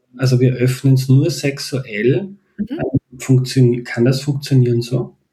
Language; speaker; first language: German; native; German